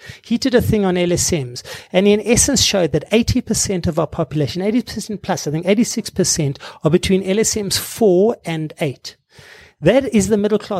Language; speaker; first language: English; native; English